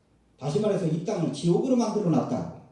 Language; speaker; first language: Korean; native; Korean